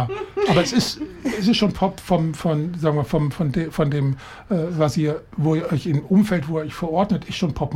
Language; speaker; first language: German; native; German